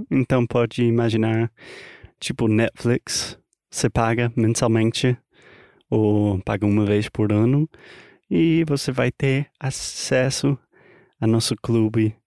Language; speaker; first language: Portuguese; non-native, fluent; English